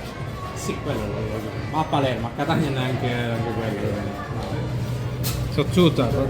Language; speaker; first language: Italian; native; Italian